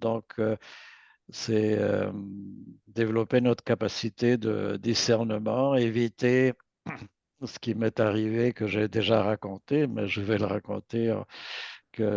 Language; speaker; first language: French; native; French